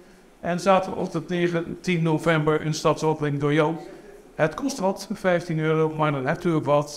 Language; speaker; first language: Dutch; native; Dutch